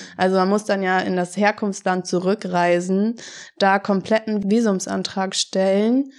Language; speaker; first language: German; native; German